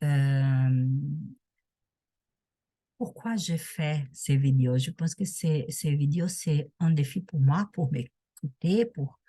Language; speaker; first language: French; non-native, learner; Portuguese